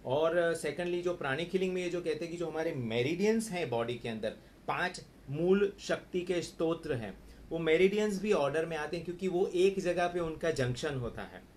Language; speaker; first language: Hindi; non-native, local second language; Gujarati